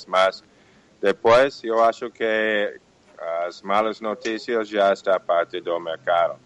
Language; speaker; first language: Portuguese; non-native, fluent; English